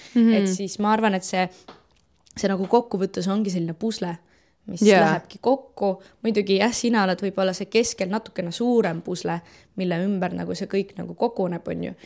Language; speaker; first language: Estonian; non-native, local second language; Russian